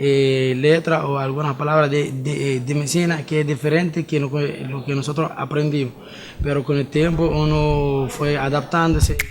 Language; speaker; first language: Spanish; non-native, fluent; Arabic